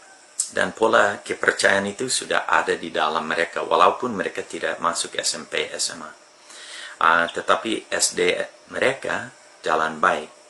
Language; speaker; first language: Indonesian; non-native, fluent; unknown